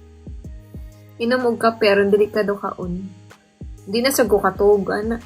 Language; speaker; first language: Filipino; non-native, local second language; Cebuano